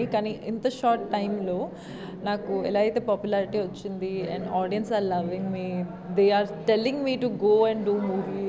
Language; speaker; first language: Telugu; non-native, local second language; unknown